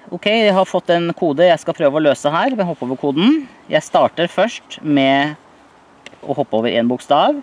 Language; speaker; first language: Norwegian; native; Norwegian